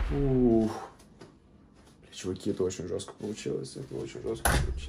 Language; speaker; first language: Russian; native; Russian